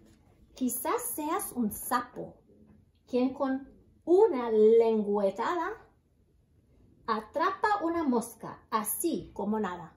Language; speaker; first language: Spanish; early bilingual, heritage; Spanish